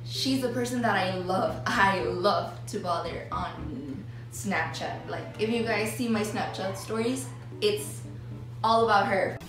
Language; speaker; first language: English; early bilingual, other home language; Spanish